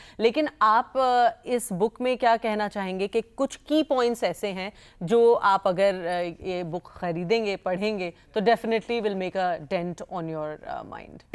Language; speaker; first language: Hindi; native; Hindi